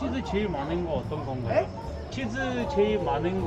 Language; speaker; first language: Korean; non-native, fluent; Russian